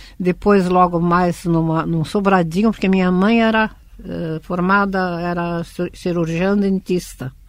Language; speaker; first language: Portuguese; early bilingual, other home language; Russian